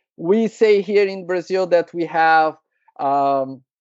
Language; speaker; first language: English; non-native, learner; Portuguese